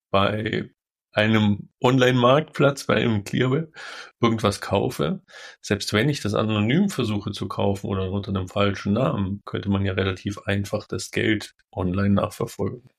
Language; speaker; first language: German; native; German